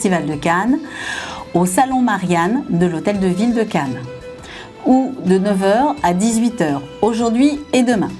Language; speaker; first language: French; native; French